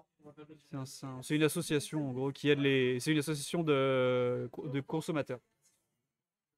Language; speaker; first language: French; native; French